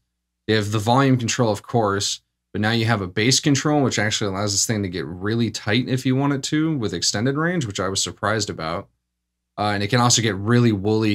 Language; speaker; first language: English; native; English